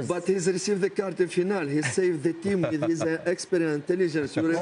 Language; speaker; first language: English; non-native, learner; French